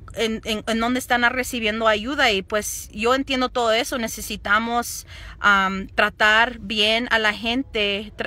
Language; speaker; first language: Spanish; early bilingual, other home language; English